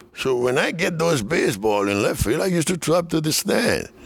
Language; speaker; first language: English; non-native, fluent; Spanish